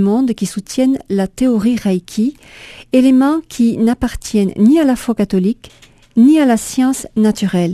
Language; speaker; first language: French; native; French